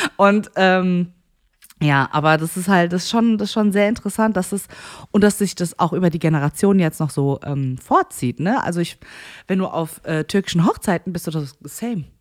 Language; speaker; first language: German; early bilingual, other home language; Korean